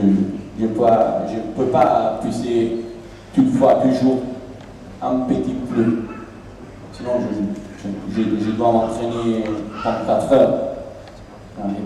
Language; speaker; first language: French; non-native, learner; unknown